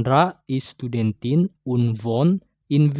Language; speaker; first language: German; non-native, fluent; Indonesian